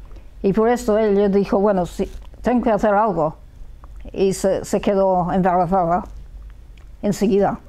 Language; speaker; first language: Spanish; early bilingual, heritage; Spanish